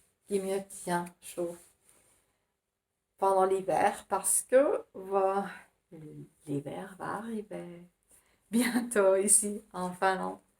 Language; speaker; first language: French; non-native, fluent; Finnish